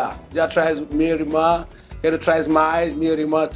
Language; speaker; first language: Portuguese; non-native, learner; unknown